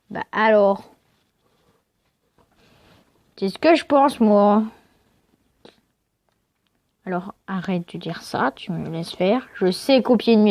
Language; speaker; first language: French; native; French